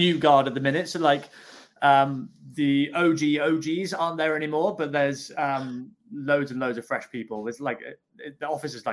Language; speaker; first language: English; native; English